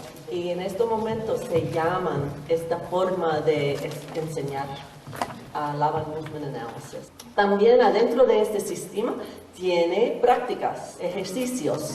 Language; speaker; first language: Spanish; non-native, learner; English